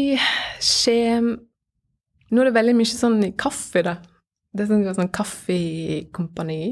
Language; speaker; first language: Norwegian; native; Norwegian